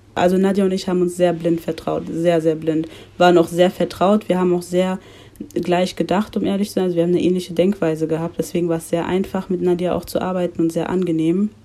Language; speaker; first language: German; early bilingual, other home language; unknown